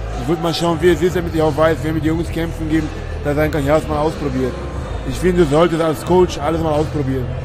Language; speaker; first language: German; native; German